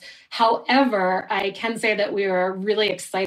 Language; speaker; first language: English; native; English